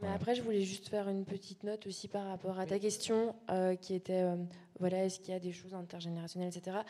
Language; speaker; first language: French; native; French